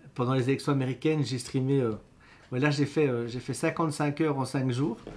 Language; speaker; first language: French; native; French